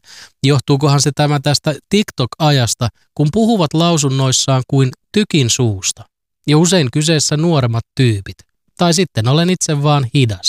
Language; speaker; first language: Finnish; native; Finnish